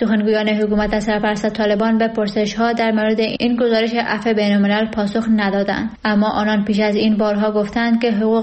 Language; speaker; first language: Persian; native; Persian